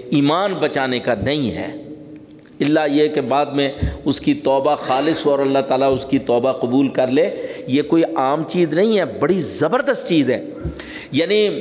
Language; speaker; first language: Urdu; native; Urdu